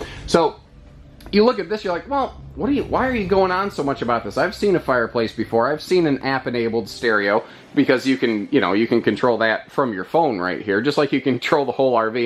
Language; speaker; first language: English; native; English